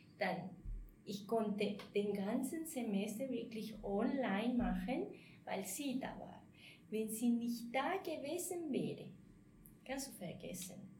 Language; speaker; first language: German; non-native, fluent; Spanish